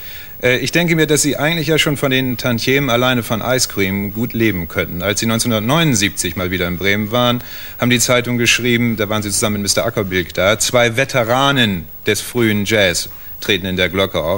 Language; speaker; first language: German; native; German